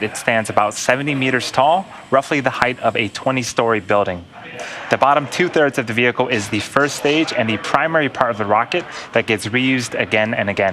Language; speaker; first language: English; native; English